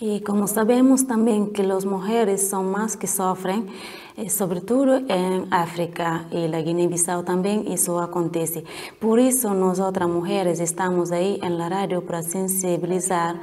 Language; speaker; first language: Spanish; non-native, learner; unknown